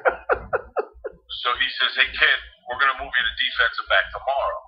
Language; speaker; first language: English; native; English